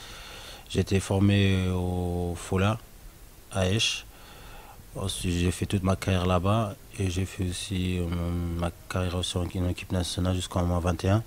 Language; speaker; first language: French; non-native, local second language; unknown